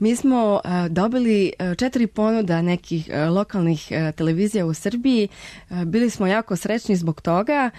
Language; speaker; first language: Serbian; non-native, fluent; Spanish